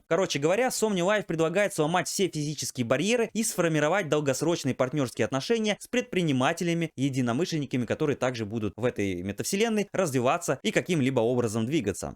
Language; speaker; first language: Russian; native; Russian